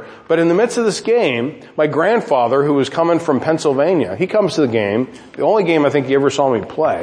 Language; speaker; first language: English; native; English